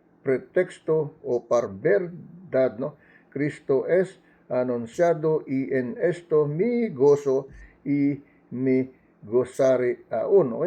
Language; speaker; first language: Spanish; non-native, learner; Filipino